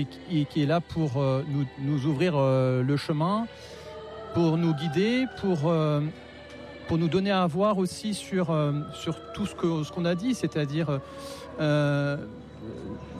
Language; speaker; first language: French; native; French